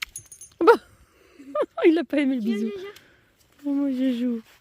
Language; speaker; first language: French; native; French